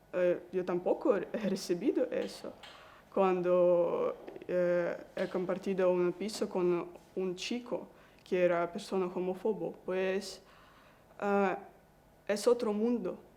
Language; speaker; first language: Spanish; non-native, learner; Russian